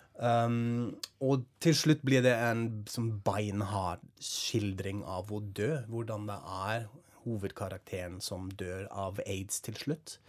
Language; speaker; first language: Norwegian; non-native, fluent; German